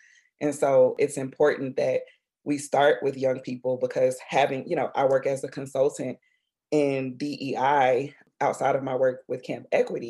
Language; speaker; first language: English; native; English